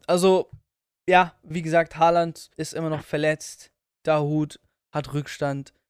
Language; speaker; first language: German; early bilingual, other home language; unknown